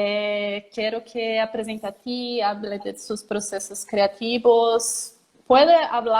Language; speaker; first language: Spanish; non-native, learner; Portuguese